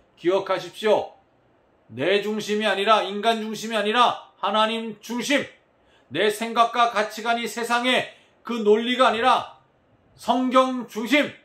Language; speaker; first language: Korean; native; Korean